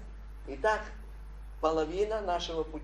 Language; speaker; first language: Polish; non-native, learner; Russian